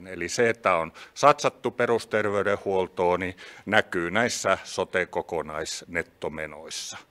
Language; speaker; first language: Finnish; native; Finnish